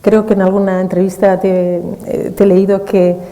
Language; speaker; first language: Spanish; native; Spanish